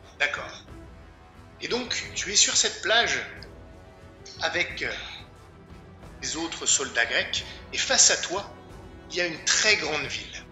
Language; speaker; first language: French; native; French